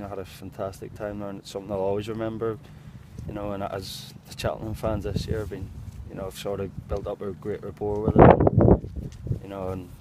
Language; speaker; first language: English; native; English